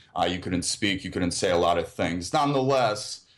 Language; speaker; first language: English; early bilingual, other home language; Russian